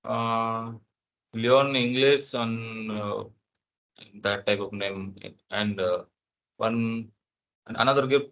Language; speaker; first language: English; non-native, learner; Odia